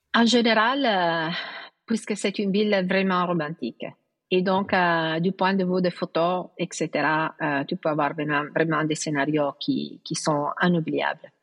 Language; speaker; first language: French; non-native, fluent; Italian